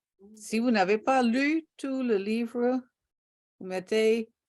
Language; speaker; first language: French; non-native, local second language; Haitian Creole